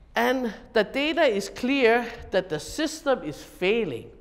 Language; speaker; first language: English; native; English